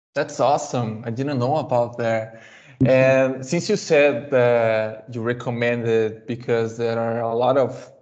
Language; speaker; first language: English; non-native, fluent; Portuguese